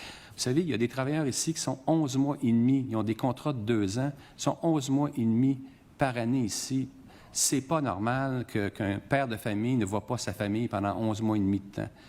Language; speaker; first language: French; native; French